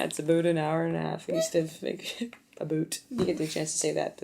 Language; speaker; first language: English; native; English